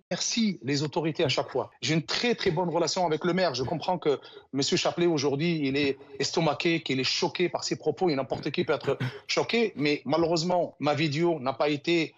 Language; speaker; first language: French; non-native, local second language; Arabic